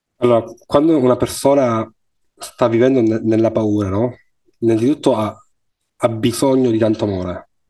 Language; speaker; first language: Italian; native; Italian